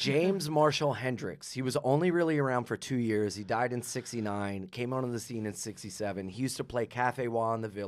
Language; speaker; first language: English; native; English